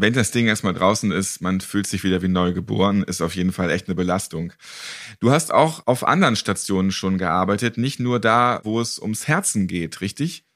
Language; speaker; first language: German; native; German